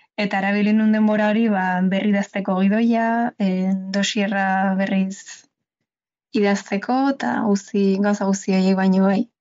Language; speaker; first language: Basque; native; Basque